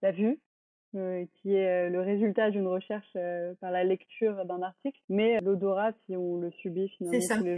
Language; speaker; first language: French; native; French